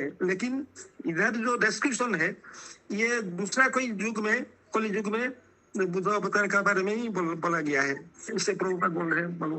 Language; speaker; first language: Hindi; non-native, local second language; Bangla